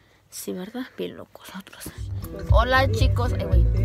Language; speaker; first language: Spanish; early bilingual, heritage; Spanish